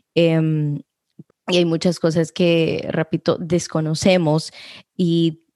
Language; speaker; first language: Spanish; native; Spanish